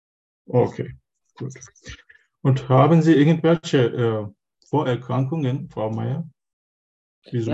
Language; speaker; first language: German; non-native, learner; Turkish